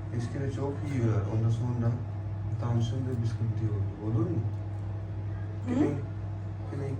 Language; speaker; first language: Turkish; non-native, learner; Urdu